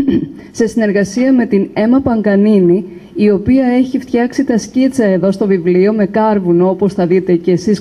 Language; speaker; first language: Greek; native; Greek